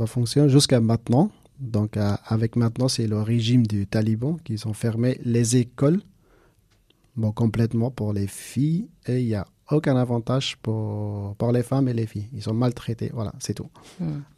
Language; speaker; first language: French; non-native, learner; Persian